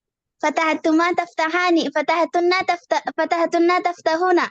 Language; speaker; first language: Arabic; non-native, learner; Urdu